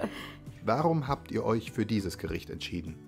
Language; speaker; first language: German; native; German